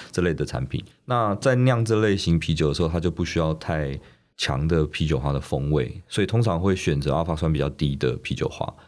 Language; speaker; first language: Chinese; native; Chinese